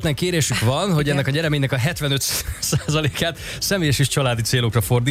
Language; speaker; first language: Hungarian; native; Hungarian